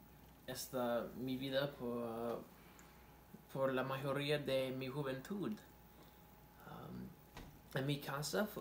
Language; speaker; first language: Spanish; non-native, learner; English